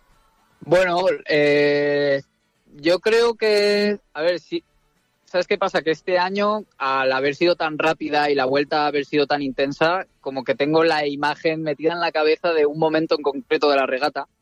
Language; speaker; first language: Spanish; native; Spanish